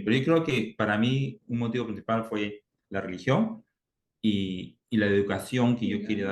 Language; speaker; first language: Spanish; native; Spanish